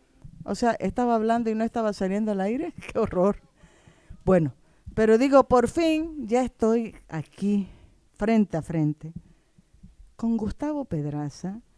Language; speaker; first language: Spanish; native; Spanish